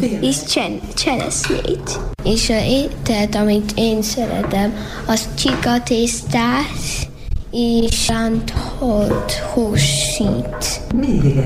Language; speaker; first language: Hungarian; early bilingual, heritage; Hungarian